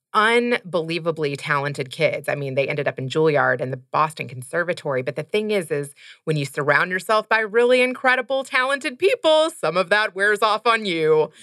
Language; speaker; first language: English; native; English